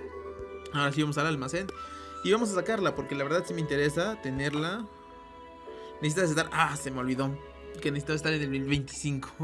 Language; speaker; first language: Spanish; native; Spanish